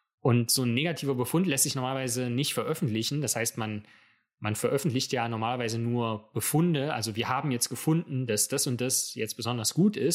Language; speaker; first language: German; native; German